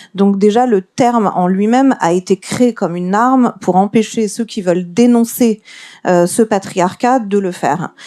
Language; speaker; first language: French; early bilingual, other home language; Persian